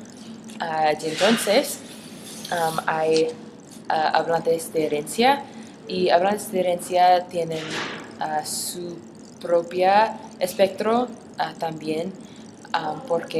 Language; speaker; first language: Spanish; non-native, learner; English